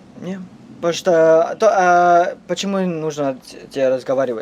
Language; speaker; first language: Russian; non-native, learner; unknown